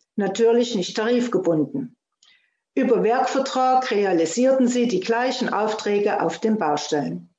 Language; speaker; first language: German; native; German